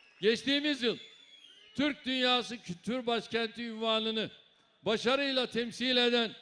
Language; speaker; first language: Turkish; native; Turkish